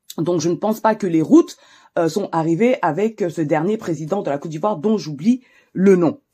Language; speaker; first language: French; native; French